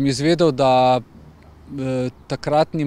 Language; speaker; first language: Slovenian; native; Slovenian